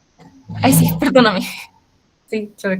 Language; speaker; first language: Spanish; native; Spanish